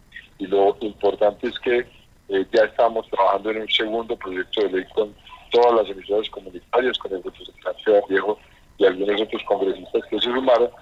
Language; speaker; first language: Spanish; native; Spanish